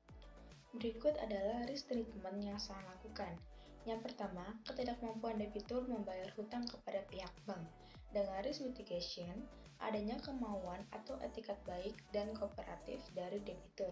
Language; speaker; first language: Indonesian; native; Indonesian